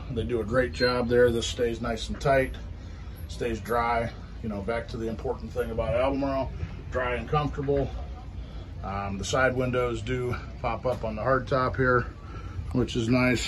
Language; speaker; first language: English; native; English